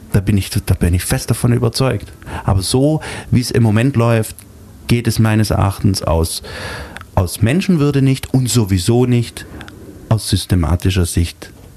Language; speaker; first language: German; native; German